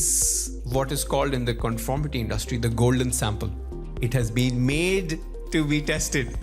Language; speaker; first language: English; non-native, local second language; Punjabi